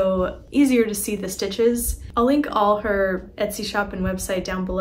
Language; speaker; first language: English; native; English